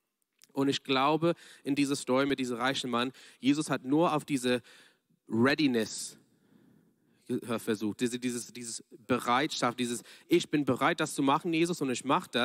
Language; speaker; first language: German; non-native, fluent; English